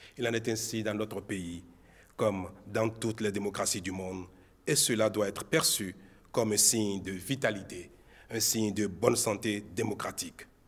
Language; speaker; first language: French; non-native, local second language; Fon